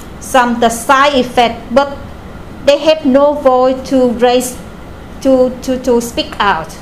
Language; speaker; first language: English; non-native, learner; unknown